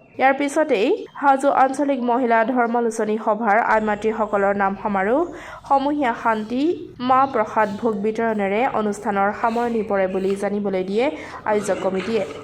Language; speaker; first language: Assamese; native; Assamese